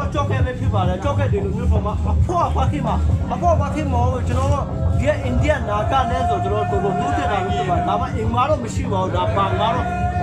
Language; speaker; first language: Burmese; non-native, local second language; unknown